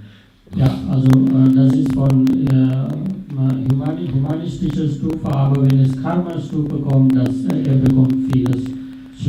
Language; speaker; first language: German; non-native, fluent; Sinhala